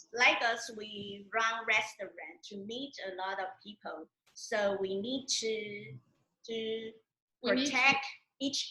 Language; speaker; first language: English; non-native, learner; Chinese